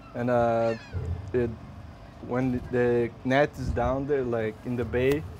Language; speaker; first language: English; non-native, fluent; Portuguese